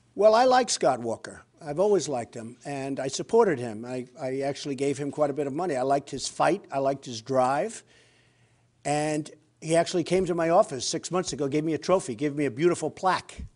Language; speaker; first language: English; native; English